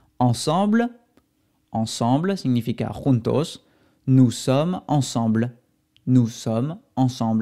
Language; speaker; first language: French; non-native, fluent; Spanish